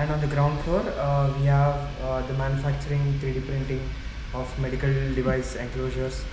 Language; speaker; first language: English; non-native, local second language; Telugu